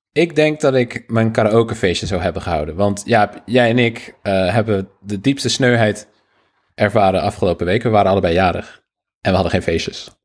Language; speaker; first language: Dutch; native; Dutch